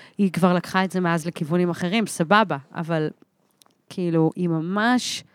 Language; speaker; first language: Hebrew; early bilingual, other home language; English